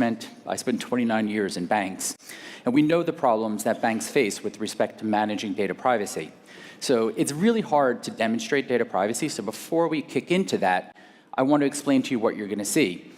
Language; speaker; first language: English; native; English